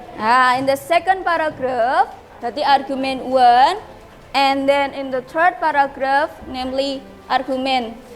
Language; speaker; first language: English; non-native, learner; Indonesian